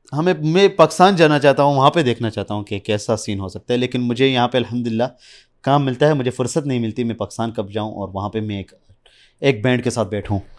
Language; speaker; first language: Urdu; early bilingual, heritage; Urdu